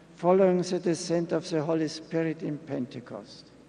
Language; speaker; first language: English; non-native, fluent; German